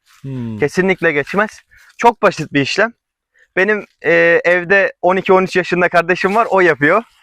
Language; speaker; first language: Turkish; native; Turkish